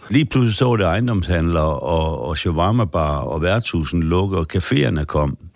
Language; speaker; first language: Danish; native; Danish